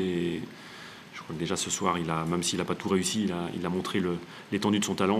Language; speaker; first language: French; native; French